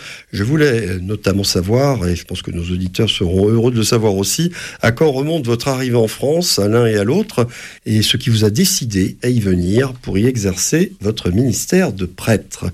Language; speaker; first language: French; native; French